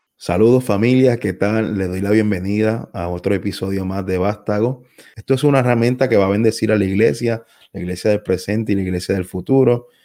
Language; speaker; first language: Spanish; native; Spanish